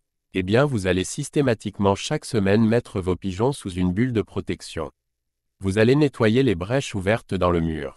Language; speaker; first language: French; native; French